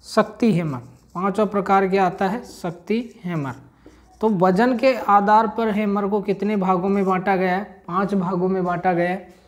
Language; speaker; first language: Hindi; native; Hindi